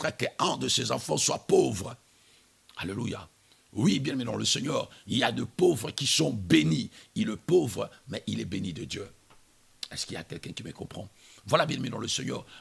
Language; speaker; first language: French; non-native, local second language; Lingala